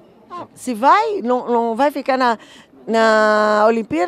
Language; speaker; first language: Spanish; non-native, learner; Portuguese